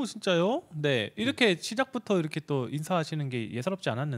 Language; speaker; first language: Korean; native; Korean